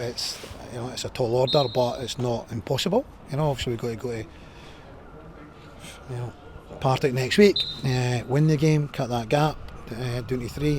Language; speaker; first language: English; native; English